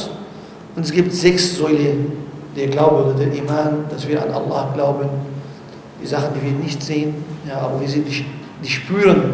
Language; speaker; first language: German; non-native, learner; Arabic